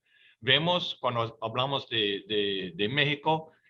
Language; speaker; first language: Spanish; non-native, fluent; English